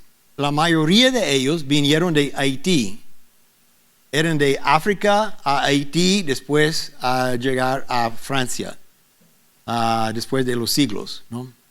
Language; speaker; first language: Spanish; non-native, learner; English